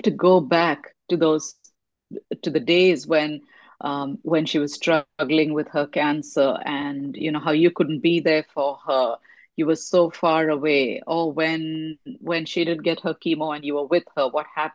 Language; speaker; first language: English; non-native, local second language; Tamil